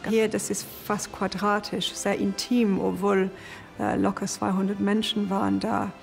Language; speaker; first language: German; non-native, fluent; English